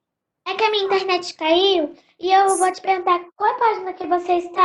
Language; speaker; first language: Portuguese; native; Portuguese